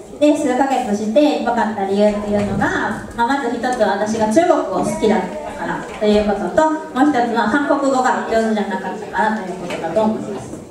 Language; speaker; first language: Japanese; native; Japanese